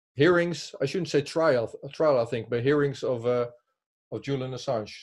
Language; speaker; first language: English; non-native, fluent; Dutch